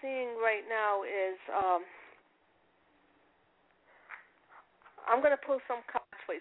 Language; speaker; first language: English; early bilingual, other home language; Italian